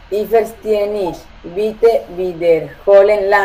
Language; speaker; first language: German; non-native, learner; Spanish